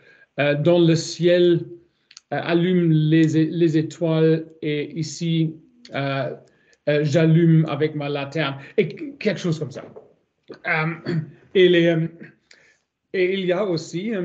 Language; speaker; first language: French; non-native, learner; German